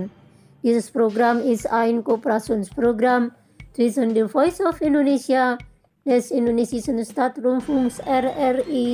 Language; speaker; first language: German; non-native, fluent; Indonesian